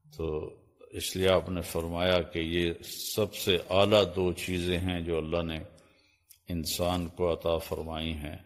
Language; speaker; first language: Urdu; non-native, local second language; Punjabi